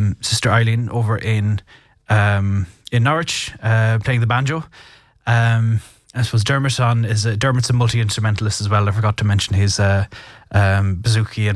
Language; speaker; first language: English; native; English